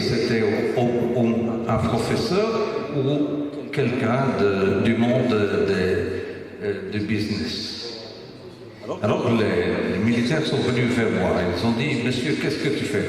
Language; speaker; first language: French; non-native, local second language; Dutch